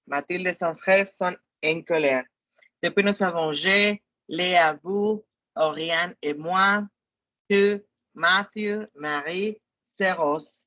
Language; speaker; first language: French; non-native, fluent; Spanish